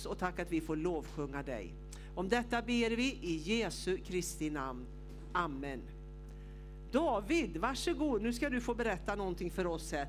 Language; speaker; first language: Swedish; native; Swedish